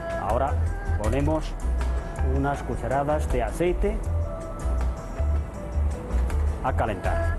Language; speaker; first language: Spanish; non-native, fluent; Chinese